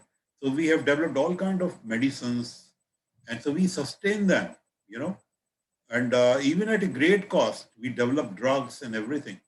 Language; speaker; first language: English; non-native, local second language; Hindi